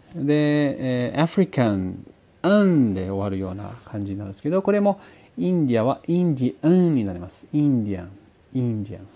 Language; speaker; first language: Japanese; early bilingual, heritage; Portuguese